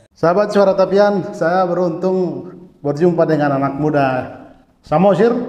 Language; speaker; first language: Indonesian; native; Indonesian